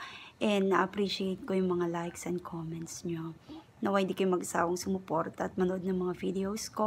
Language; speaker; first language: Filipino; native; Filipino